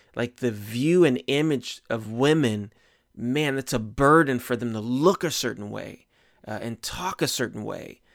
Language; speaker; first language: English; native; English